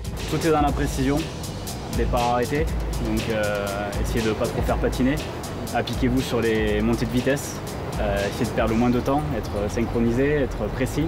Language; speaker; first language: French; native; French